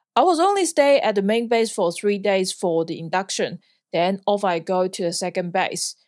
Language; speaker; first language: English; non-native, local second language; Cantonese